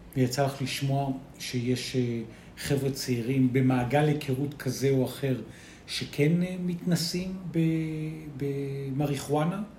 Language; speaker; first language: Hebrew; early bilingual, other home language; Spanish